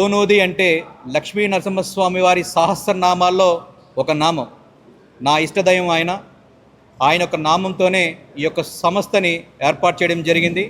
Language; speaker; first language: Telugu; native; Telugu